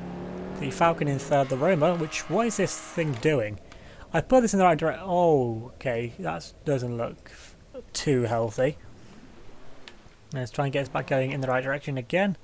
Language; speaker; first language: English; native; English